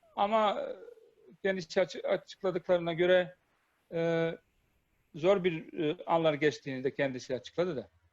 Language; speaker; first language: Turkish; non-native, fluent; Bosnian